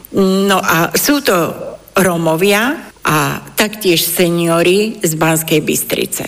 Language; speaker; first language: Slovak; non-native, local second language; Romany